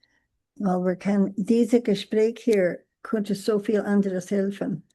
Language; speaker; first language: German; non-native, learner; English